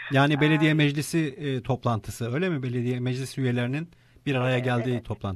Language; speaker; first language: Turkish; native; Turkish